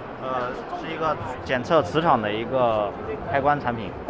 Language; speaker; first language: Chinese; native; Chinese